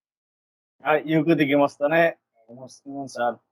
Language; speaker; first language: Japanese; non-native, fluent; Bangla